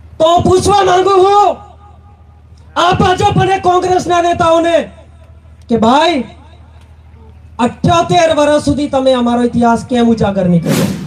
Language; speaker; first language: Gujarati; non-native, local second language; Bhili